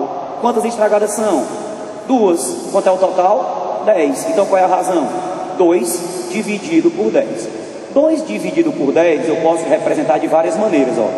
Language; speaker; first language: Portuguese; native; Portuguese